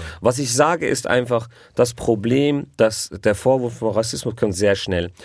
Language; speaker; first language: German; early bilingual, other home language; Arabic